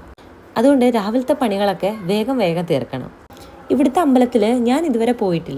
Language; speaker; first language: Malayalam; native; Malayalam